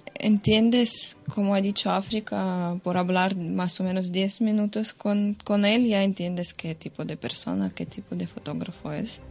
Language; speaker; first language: Spanish; non-native, fluent; Russian